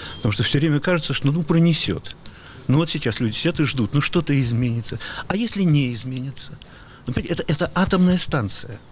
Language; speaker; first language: Russian; native; Russian